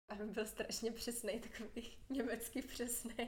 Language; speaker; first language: Czech; native; Czech